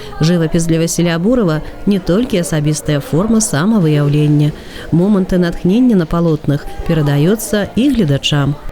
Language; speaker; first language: Belarusian; native; Belarusian